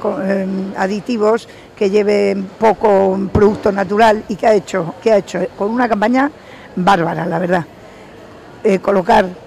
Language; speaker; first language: Spanish; native; Spanish